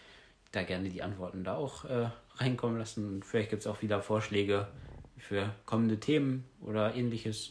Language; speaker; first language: German; native; German